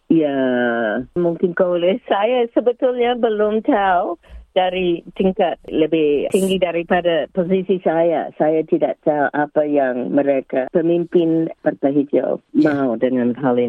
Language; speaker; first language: Indonesian; early bilingual, heritage; English